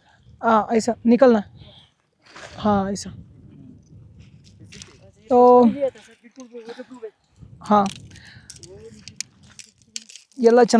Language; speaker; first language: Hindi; non-native, local second language; Kannada